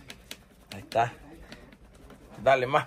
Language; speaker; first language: Spanish; native; Spanish